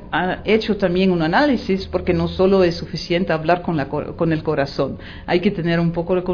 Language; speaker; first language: Spanish; non-native, fluent; Dutch